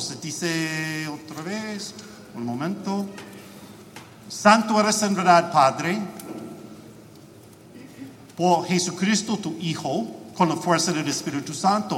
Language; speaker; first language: Spanish; non-native, learner; English